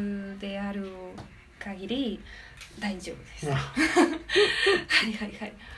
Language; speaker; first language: Japanese; non-native, learner; Spanish